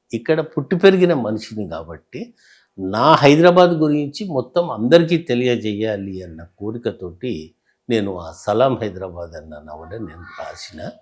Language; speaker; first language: Telugu; native; Telugu